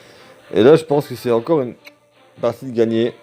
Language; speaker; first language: French; native; French